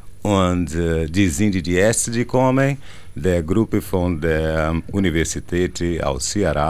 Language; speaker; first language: German; non-native, learner; Portuguese